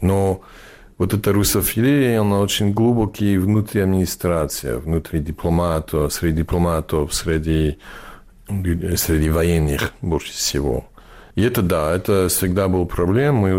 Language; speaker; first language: Russian; non-native, fluent; English